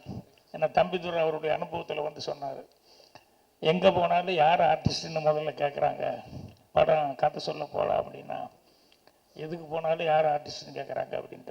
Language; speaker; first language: Tamil; native; Tamil